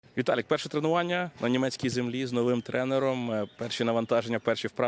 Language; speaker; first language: Ukrainian; native; Ukrainian